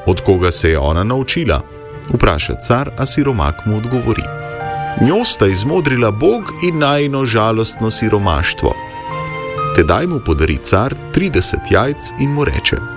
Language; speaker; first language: Slovenian; native; Slovenian